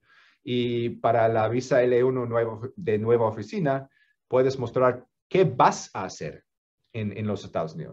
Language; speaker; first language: Spanish; non-native, fluent; English